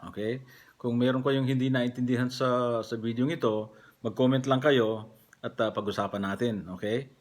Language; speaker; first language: Filipino; non-native, local second language; Pampanga